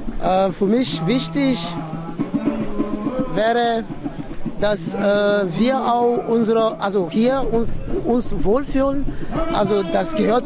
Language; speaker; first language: German; non-native, fluent; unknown